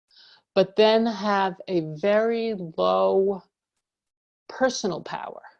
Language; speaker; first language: English; native; English